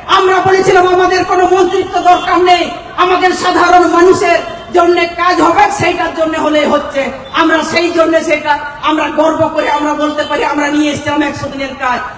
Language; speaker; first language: Bangla; non-native, local second language; Santali